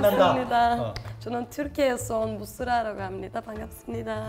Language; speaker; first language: Korean; non-native, fluent; Turkish